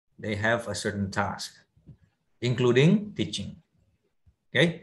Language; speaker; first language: English; non-native, fluent; Indonesian